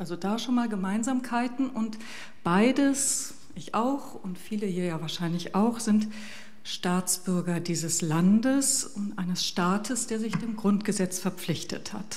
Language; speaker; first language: German; native; German